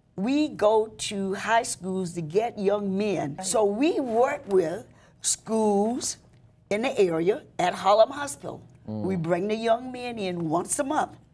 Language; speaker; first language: English; native; English